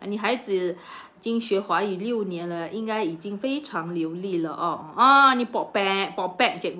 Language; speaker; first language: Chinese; non-native, local second language; Malay